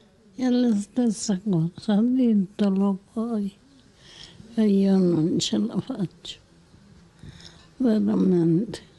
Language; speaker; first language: Italian; non-native, local second language; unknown